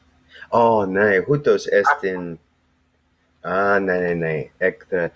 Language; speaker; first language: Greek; non-native, learner; English